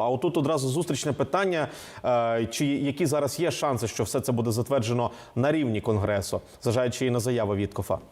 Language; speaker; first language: Ukrainian; native; Ukrainian